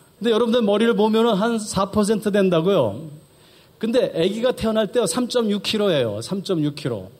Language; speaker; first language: Korean; early bilingual, heritage; Korean